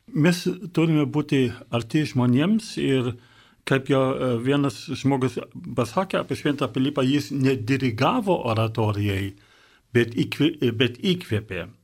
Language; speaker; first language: Lithuanian; non-native, fluent; German